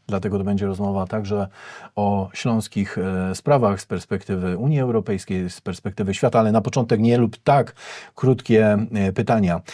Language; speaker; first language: Polish; native; Polish